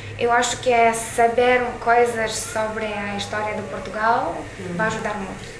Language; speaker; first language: Portuguese; non-native, learner; Lithuanian